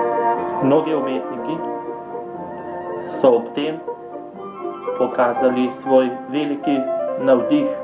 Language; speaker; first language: Slovenian; native; Slovenian